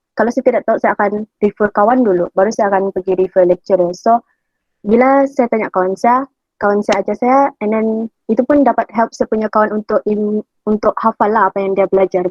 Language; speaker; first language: Malay; native; Malay